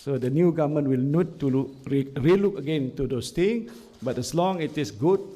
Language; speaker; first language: English; non-native, local second language; Malay